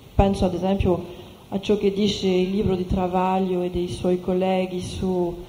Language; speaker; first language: Italian; non-native, fluent; French